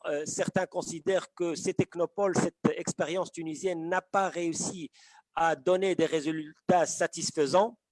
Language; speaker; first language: French; non-native, local second language; Arabic